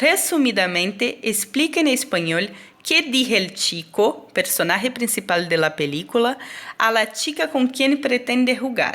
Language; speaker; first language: Spanish; non-native, fluent; Portuguese